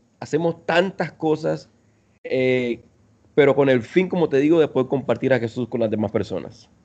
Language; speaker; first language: Spanish; native; Spanish